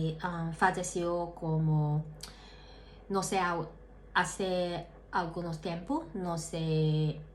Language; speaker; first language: Spanish; non-native, learner; Cantonese